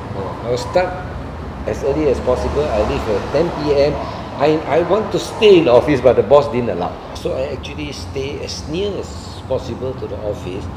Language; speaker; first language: English; non-native, local second language; Min Nan Chinese